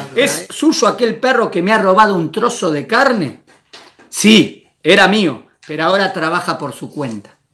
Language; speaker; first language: Spanish; native; Spanish